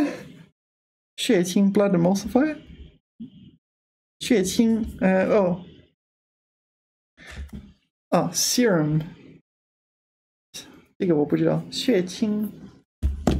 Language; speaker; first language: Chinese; non-native, learner; English